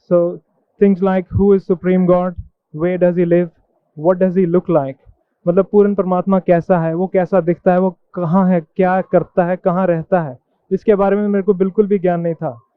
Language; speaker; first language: Hindi; native; Hindi